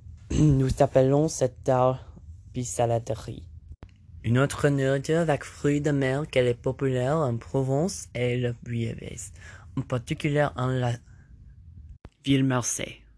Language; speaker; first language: French; non-native, learner; English